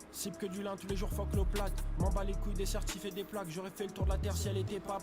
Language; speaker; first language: French; native; French